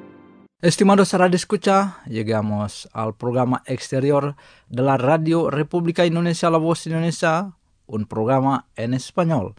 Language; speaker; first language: Spanish; non-native, fluent; Indonesian